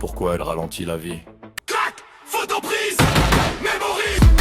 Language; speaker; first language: French; native; French